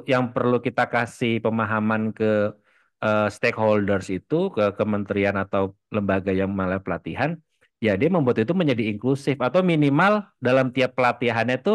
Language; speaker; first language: Indonesian; native; Indonesian